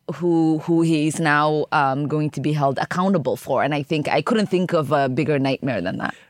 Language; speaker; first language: English; early bilingual, other home language; Somali